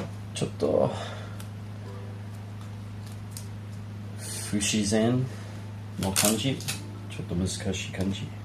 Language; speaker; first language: Japanese; non-native, learner; English